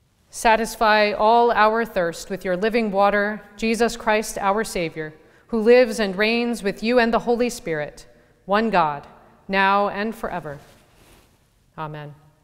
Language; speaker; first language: English; native; English